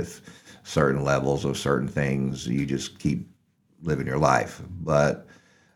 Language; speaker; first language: English; native; English